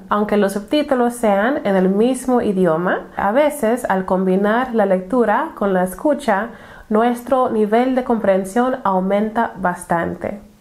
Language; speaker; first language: Spanish; non-native, fluent; English